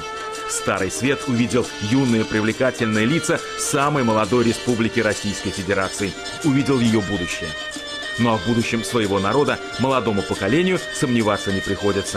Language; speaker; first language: Russian; native; Russian